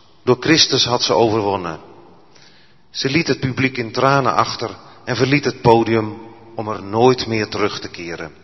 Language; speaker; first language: Dutch; native; Dutch